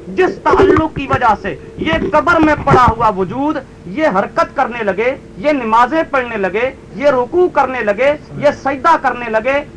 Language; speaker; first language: Urdu; native; Urdu